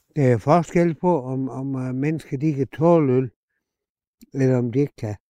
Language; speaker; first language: Danish; native; Danish